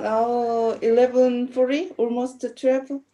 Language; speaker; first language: English; non-native, learner; Korean